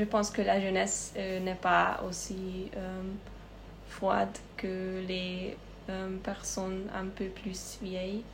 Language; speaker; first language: French; non-native, learner; Hungarian